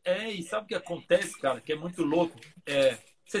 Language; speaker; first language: Portuguese; native; Portuguese